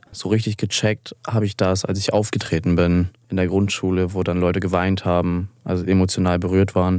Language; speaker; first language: German; native; German